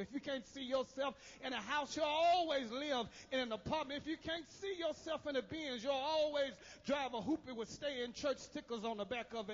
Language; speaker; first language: English; native; English